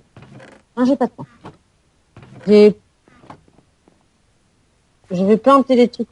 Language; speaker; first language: French; native; French